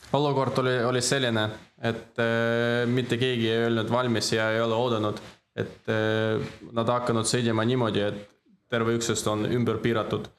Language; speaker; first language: Estonian; non-native, learner; Ukrainian